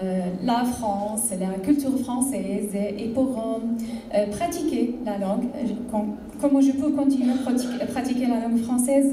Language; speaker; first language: French; non-native, fluent; Arabic